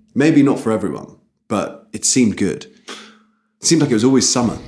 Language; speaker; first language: English; native; English